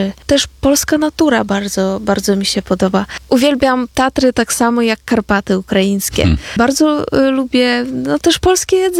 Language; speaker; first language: Polish; non-native, fluent; Ukrainian